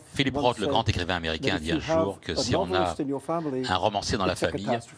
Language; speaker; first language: French; non-native, fluent; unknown